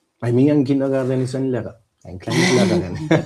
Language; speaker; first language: German; non-native, learner; Spanish